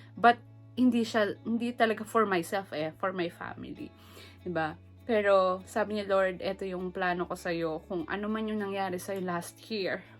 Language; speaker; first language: Filipino; native; Filipino